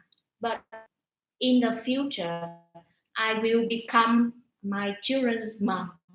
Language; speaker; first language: English; non-native, learner; Vietnamese